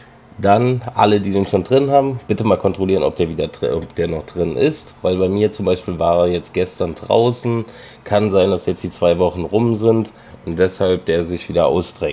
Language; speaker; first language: German; native; German